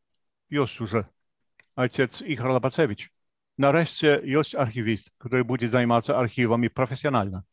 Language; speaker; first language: Belarusian; non-native, fluent; English